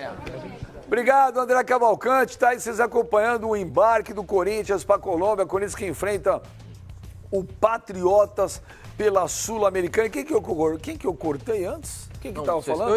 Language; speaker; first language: Portuguese; native; Portuguese